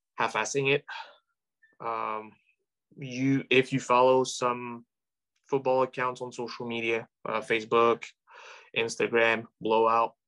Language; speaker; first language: English; non-native, fluent; French